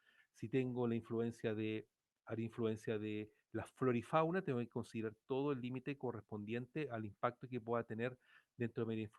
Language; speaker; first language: Spanish; native; Spanish